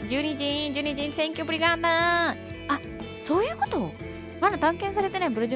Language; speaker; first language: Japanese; native; Japanese